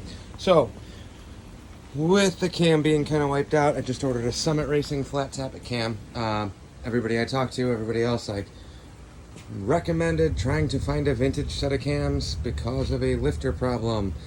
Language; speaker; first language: English; native; English